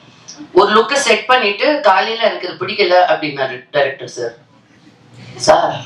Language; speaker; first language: Tamil; non-native, local second language; Telugu